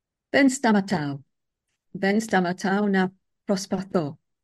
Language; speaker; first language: Greek; non-native, learner; English